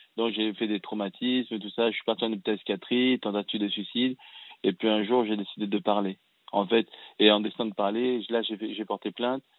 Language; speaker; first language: French; early bilingual, other home language; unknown